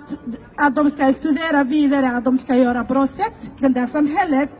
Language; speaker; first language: Swedish; non-native, learner; Somali